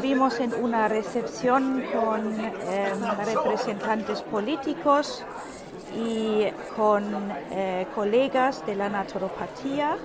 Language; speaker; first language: Spanish; non-native, fluent; German